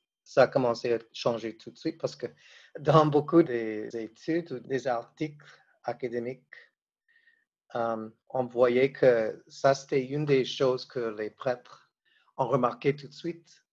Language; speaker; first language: French; non-native, fluent; English